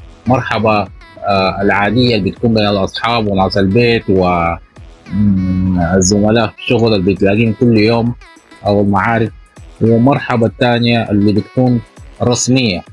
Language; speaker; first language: Arabic; native; Arabic